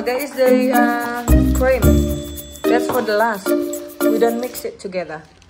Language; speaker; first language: English; non-native, fluent; Indonesian